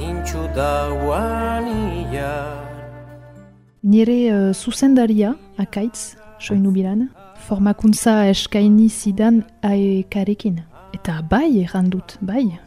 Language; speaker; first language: Basque; non-native, learner; French